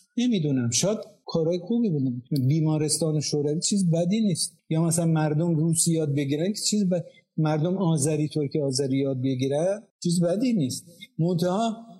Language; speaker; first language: Persian; non-native, local second language; Azerbaijani